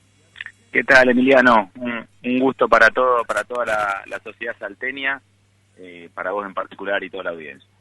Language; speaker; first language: Spanish; native; Spanish